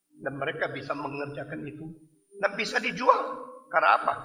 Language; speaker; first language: Indonesian; non-native, fluent; Chinese